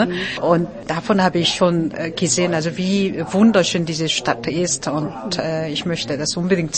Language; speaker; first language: German; non-native, fluent; Korean